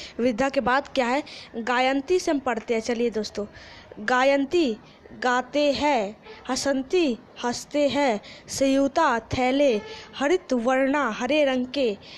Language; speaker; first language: Hindi; native; Hindi